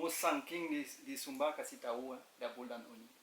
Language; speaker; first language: Indonesian; non-native, learner; French